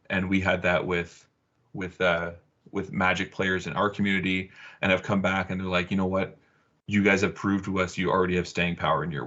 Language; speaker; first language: English; native; English